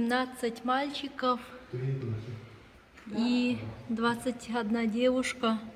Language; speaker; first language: Russian; non-native, local second language; Tuvinian